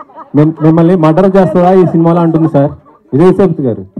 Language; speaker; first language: Telugu; native; Telugu